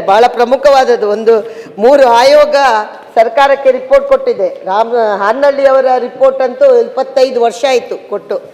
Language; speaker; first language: Kannada; native; Kannada